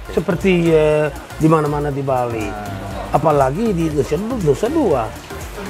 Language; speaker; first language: Indonesian; non-native, learner; Dutch